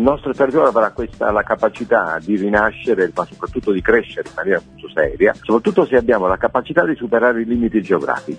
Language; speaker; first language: Italian; native; Italian